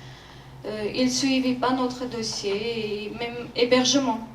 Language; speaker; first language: French; non-native, learner; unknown